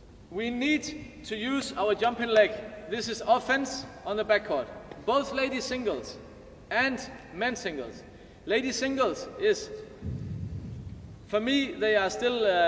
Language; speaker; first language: English; non-native, fluent; Danish